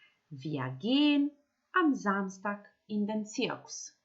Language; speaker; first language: German; non-native, fluent; Macedonian